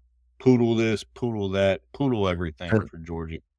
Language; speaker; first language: English; native; English